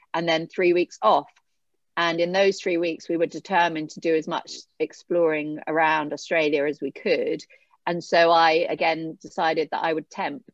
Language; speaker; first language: English; native; English